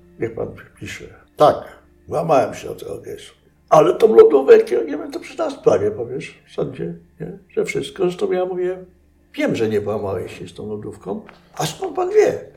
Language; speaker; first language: Polish; native; Polish